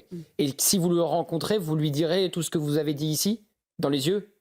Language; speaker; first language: French; native; French